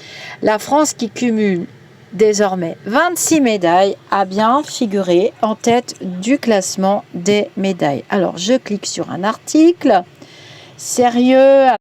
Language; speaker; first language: French; native; French